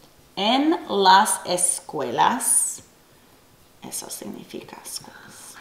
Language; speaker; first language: Spanish; non-native, fluent; English